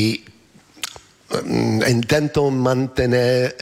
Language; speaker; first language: Spanish; non-native, learner; English